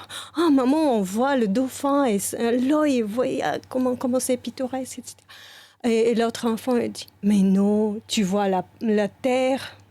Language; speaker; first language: French; non-native, fluent; Bulgarian